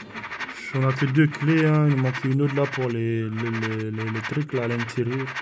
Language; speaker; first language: French; native; French